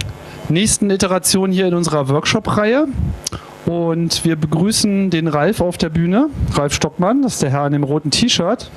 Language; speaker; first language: German; native; German